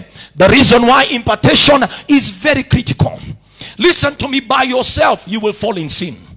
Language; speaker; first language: English; non-native, local second language; Swahili